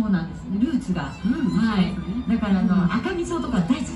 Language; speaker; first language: Japanese; native; Japanese